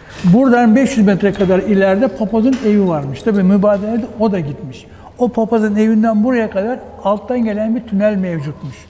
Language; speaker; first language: Turkish; native; Turkish